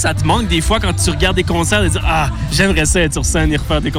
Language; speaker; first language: French; native; French